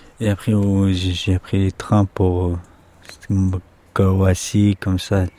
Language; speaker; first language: French; non-native, learner; Pashto